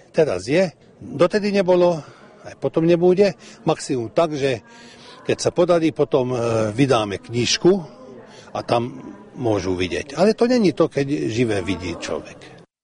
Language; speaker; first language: Slovak; early bilingual, heritage; Slovak